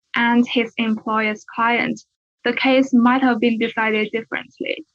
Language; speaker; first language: English; non-native, fluent; Chinese